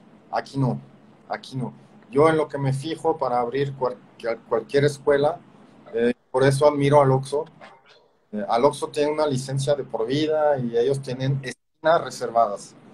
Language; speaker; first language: Spanish; non-native, fluent; French